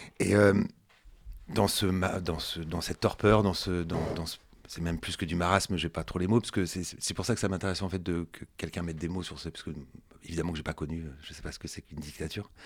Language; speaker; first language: French; native; French